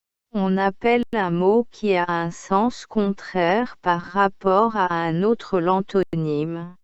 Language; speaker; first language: French; non-native, local second language; Arabic